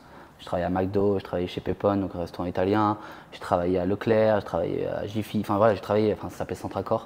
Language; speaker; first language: French; native; French